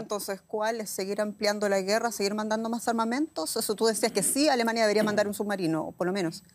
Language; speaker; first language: Spanish; native; Spanish